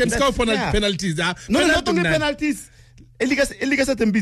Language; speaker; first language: English; non-native, local second language; Tswana